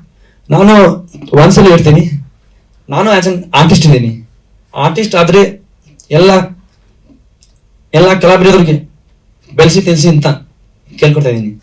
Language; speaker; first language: Kannada; non-native, learner; Hindi